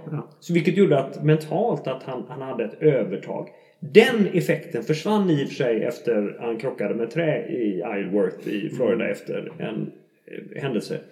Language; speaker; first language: Swedish; native; Swedish